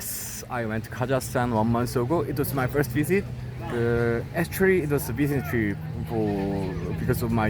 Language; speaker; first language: English; non-native, fluent; Korean